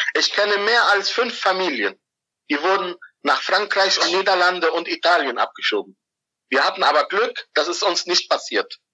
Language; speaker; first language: German; non-native, fluent; Arabic